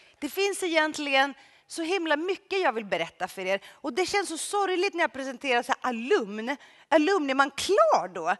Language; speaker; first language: Swedish; early bilingual, other home language; Greek